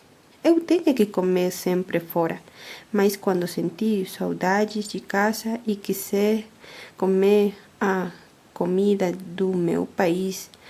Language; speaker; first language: Portuguese; non-native, fluent; Spanish